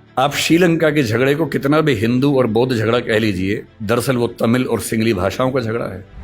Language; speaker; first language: Hindi; native; Hindi